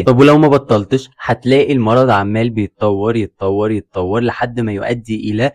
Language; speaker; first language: Arabic; native; Arabic